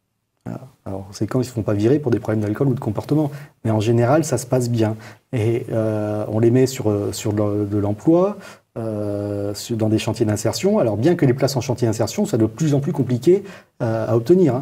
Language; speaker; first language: French; native; French